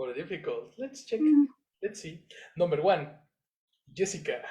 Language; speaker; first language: English; non-native, fluent; Spanish